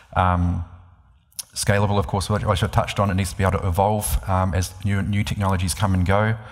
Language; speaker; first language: English; native; English